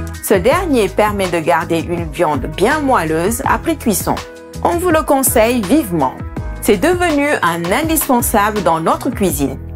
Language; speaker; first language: French; native; French